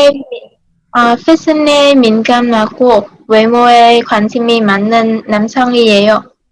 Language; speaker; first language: Korean; non-native, learner; Vietnamese